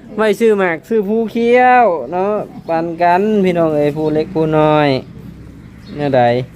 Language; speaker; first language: Thai; native; Thai